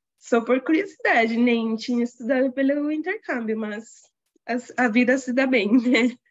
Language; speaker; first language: Portuguese; non-native, fluent; Spanish